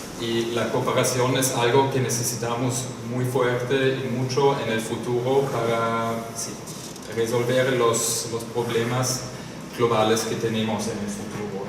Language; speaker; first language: Spanish; non-native, fluent; German